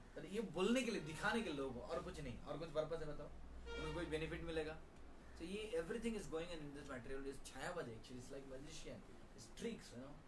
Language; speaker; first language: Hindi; non-native, local second language; Bangla